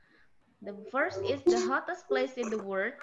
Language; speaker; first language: English; non-native, learner; Indonesian